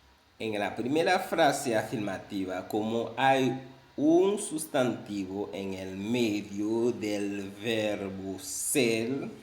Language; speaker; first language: Spanish; non-native, fluent; Haitian Creole